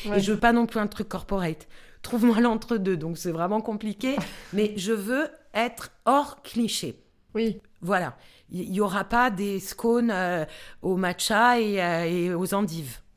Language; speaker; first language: French; native; French